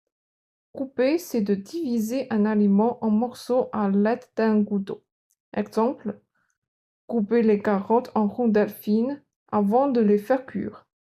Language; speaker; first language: French; non-native, fluent; Chinese